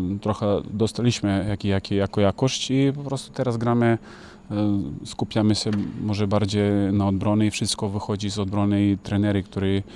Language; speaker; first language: Polish; non-native, fluent; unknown